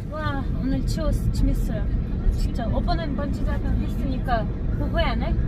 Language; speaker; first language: Korean; non-native, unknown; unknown